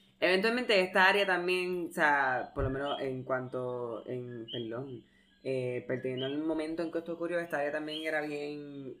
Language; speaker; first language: Spanish; early bilingual, heritage; Spanish